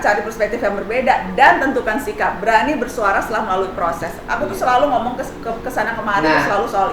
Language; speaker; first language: Indonesian; native; Indonesian